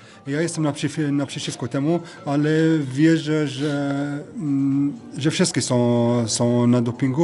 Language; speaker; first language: Polish; non-native, fluent; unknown